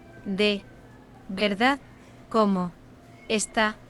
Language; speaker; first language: Spanish; non-native, learner; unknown